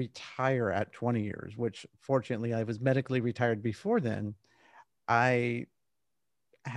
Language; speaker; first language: English; native; English